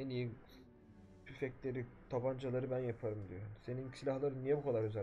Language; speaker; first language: Turkish; native; Turkish